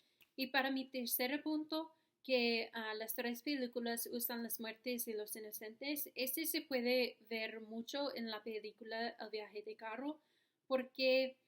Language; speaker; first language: Spanish; non-native, learner; English